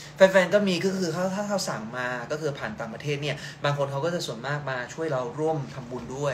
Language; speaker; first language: Thai; early bilingual, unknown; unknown